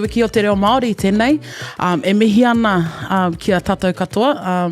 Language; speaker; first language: Māori; non-native, local second language; English